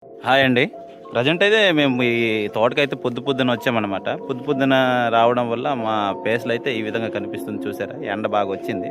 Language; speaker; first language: Telugu; non-native, local second language; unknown